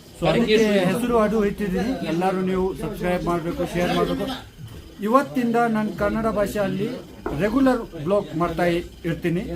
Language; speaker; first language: Kannada; non-native, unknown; Ladakhi